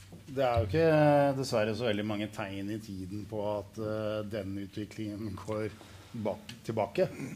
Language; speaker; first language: Norwegian; native; Norwegian